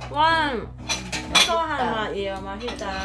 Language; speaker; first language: Korean; non-native, learner; Cantonese